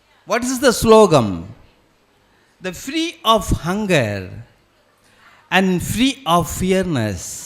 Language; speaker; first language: English; non-native, local second language; Tamil